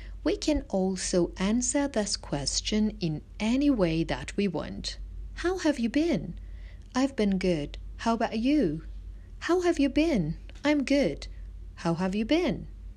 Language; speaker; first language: English; non-native, fluent; Persian